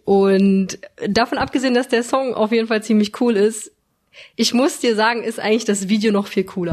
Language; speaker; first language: German; native; German